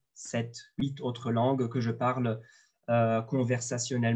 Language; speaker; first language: French; non-native, local second language; Arabic